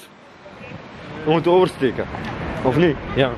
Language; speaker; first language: Dutch; non-native, local second language; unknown